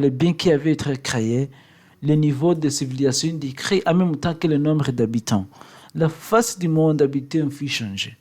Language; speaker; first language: French; non-native, learner; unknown